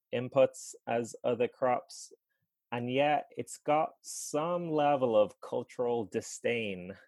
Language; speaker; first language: English; native; English